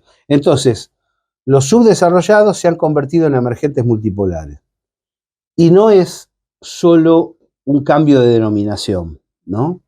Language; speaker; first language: Spanish; native; Spanish